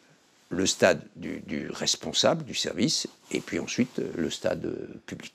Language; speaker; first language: French; native; French